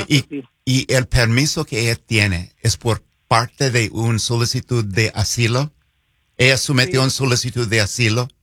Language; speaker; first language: Spanish; non-native, fluent; English